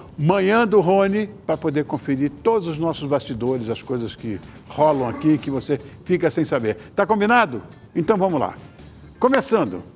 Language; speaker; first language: Portuguese; native; Portuguese